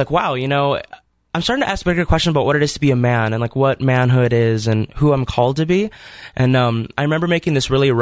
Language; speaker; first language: English; native; English